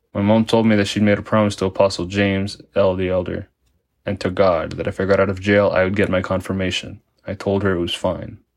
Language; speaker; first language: English; early bilingual, other home language; Spanish